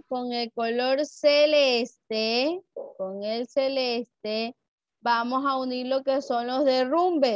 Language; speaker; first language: Spanish; native; Spanish